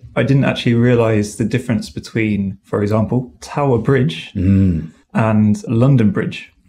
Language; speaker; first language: English; native; English